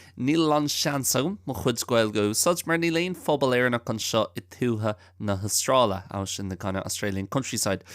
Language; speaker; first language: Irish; non-native, local second language; English